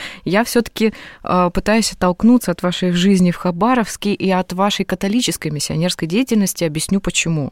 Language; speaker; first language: Russian; native; Russian